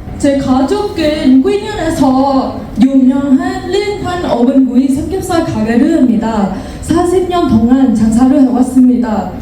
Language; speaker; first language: Korean; non-native, learner; Vietnamese